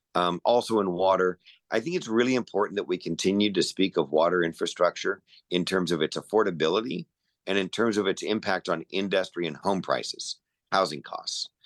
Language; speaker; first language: English; native; English